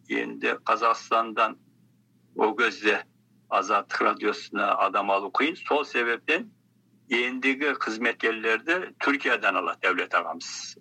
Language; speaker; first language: Kazakh; early bilingual, heritage; Kazakh